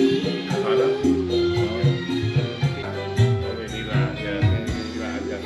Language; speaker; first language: Indonesian; non-native, learner; English